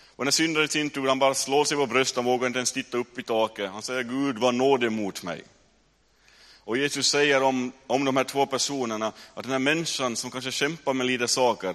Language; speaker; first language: Swedish; native; Swedish